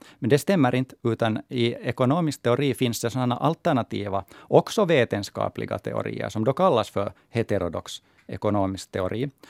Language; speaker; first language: Swedish; native; Swedish